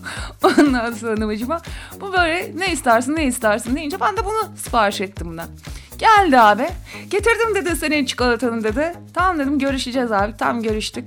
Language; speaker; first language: Turkish; native; Turkish